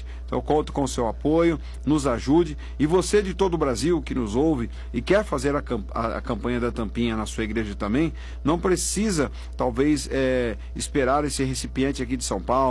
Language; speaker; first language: Portuguese; native; Portuguese